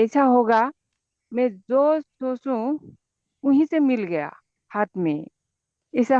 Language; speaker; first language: Hindi; non-native, local second language; Assamese